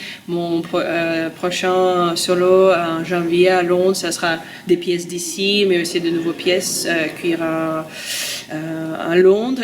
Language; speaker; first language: French; non-native, learner; Russian